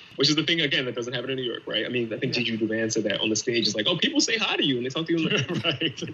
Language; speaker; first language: English; native; English